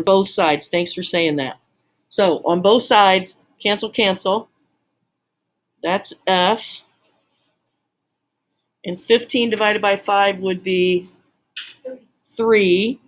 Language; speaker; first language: English; native; English